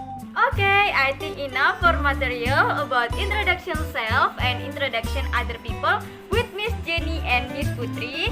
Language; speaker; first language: English; non-native, learner; Indonesian